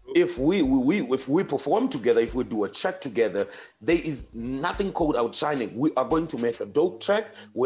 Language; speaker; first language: English; non-native, local second language; Shona